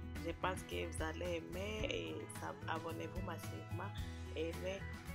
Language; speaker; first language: French; non-native, local second language; Swahili